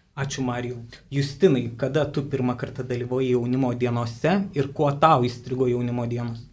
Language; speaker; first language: Lithuanian; native; Lithuanian